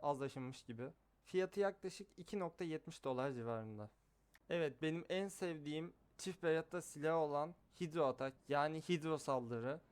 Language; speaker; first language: Turkish; native; Turkish